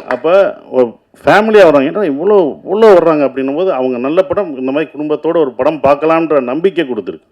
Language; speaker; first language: Tamil; native; Tamil